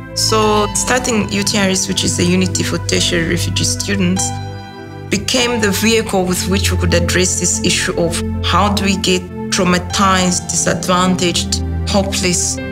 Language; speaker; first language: English; non-native, local second language; Kinyarwanda